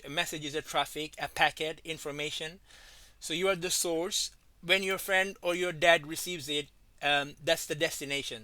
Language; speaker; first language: English; non-native, fluent; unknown